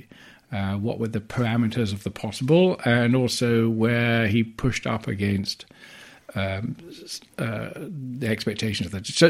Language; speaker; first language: English; native; English